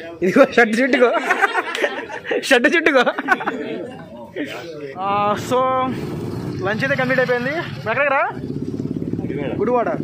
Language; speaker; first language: Telugu; native; Telugu